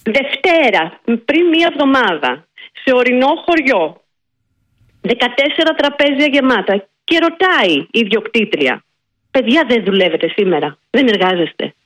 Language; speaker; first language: Greek; native; Greek